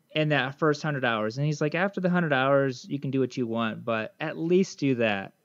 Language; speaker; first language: English; native; English